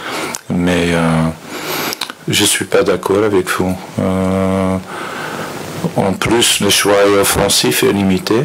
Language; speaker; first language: French; non-native, fluent; Dutch